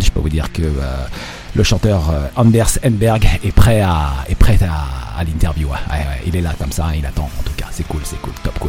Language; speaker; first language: French; native; French